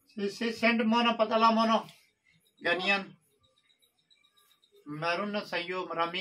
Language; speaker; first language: Filipino; non-native, learner; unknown